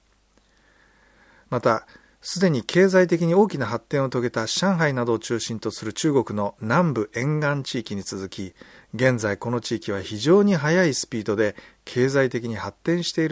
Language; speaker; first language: Japanese; native; Japanese